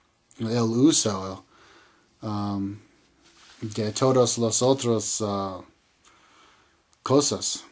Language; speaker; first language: Spanish; non-native, learner; English